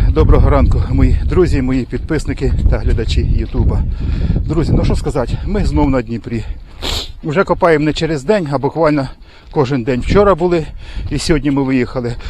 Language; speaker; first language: Ukrainian; non-native, local second language; Russian